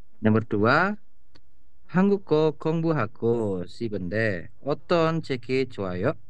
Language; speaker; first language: Korean; non-native, learner; Indonesian